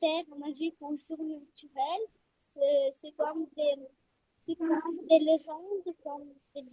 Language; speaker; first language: French; non-native, fluent; Russian